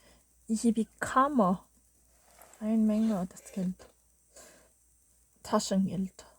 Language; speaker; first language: German; non-native, learner; Korean